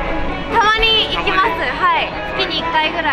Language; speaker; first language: Japanese; native; Japanese